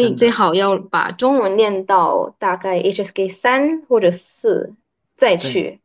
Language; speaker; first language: Chinese; early bilingual, heritage; Chinese